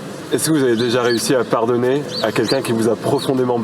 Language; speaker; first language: French; native; French